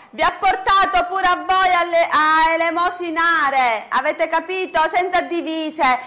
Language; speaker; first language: Italian; native; Italian